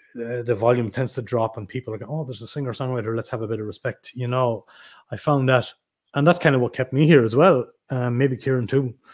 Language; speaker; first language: English; native; English